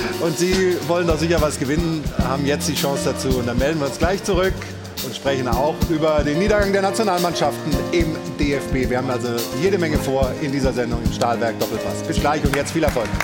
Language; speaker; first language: German; native; German